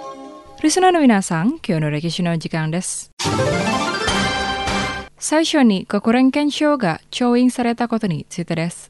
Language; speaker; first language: Japanese; non-native, fluent; Indonesian